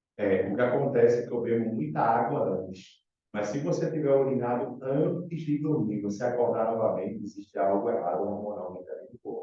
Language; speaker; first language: Portuguese; native; Portuguese